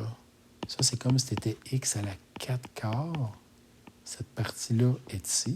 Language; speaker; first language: French; native; French